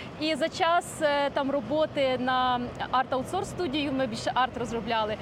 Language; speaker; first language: Ukrainian; native; Ukrainian